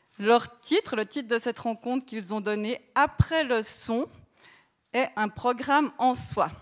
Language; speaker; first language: French; native; French